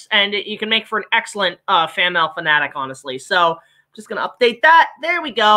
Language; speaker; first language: English; native; English